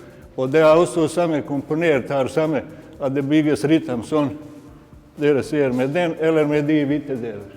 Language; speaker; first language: Norwegian; non-native, fluent; Bosnian